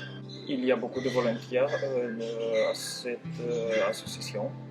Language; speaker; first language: French; non-native, learner; Romanian